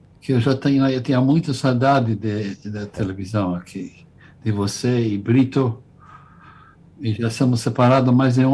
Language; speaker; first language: Portuguese; non-native, fluent; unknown